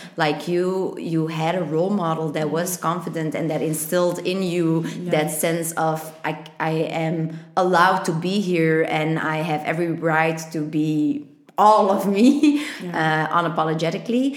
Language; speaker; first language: English; non-native, fluent; Italian